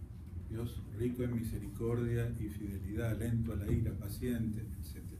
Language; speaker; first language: Spanish; native; Spanish